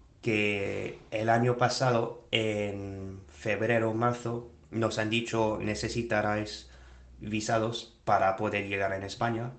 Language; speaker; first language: Spanish; non-native, fluent; English